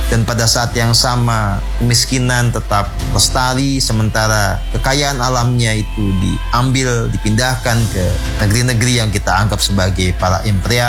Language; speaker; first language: Indonesian; native; Indonesian